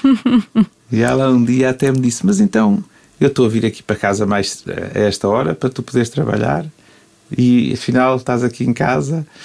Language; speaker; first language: Portuguese; native; Portuguese